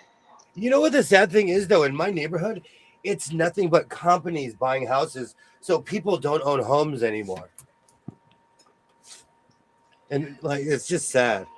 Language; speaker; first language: English; native; English